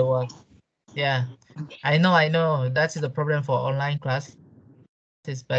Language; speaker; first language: English; non-native, local second language; French